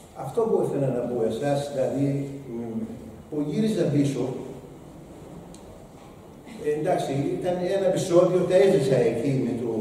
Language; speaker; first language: Greek; non-native, learner; Arabic